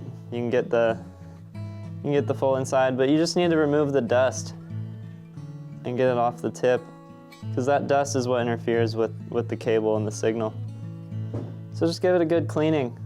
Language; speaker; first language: English; native; English